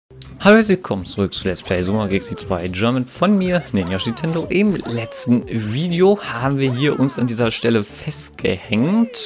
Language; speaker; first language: German; native; German